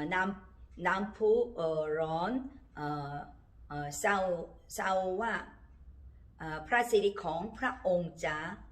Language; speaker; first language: Thai; non-native, learner; Korean